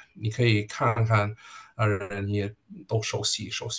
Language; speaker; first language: Chinese; early bilingual, heritage; Chinese